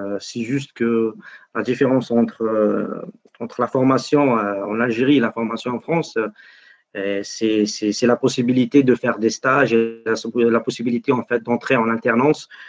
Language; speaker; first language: French; non-native, local second language; Arabic